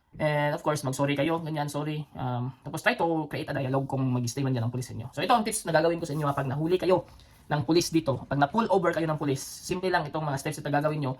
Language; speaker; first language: Filipino; non-native, local second language; Cebuano